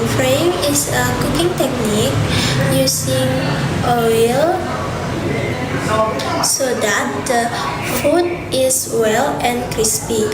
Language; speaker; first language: English; non-native, learner; Indonesian